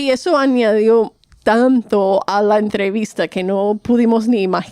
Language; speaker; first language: Spanish; non-native, fluent; English